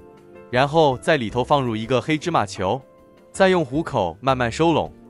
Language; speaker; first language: Chinese; native; Chinese